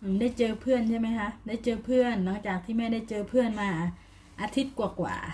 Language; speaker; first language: Thai; native; Thai